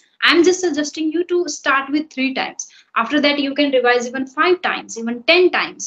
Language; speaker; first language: English; non-native, fluent; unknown